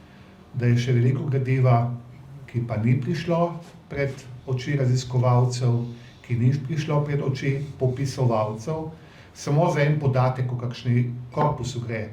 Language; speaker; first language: Slovenian; native; Slovenian